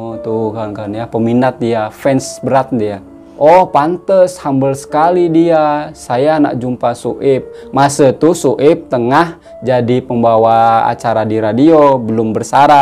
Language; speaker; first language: Indonesian; non-native, fluent; Malay